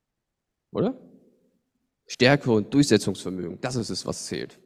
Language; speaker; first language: German; native; German